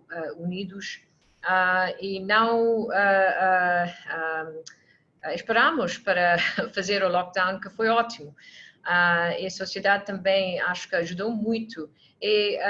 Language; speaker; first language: Portuguese; non-native, fluent; English